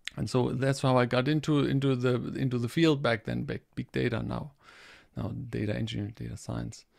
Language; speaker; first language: English; non-native, fluent; German